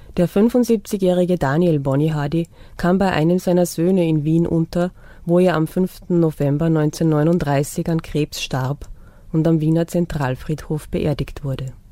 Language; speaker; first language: German; native; German